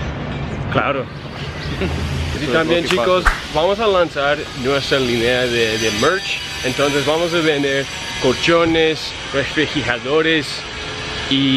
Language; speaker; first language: Spanish; non-native, fluent; English